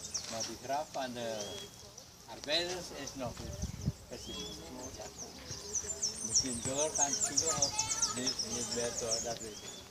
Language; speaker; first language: Dutch; non-native, local second language; Javanese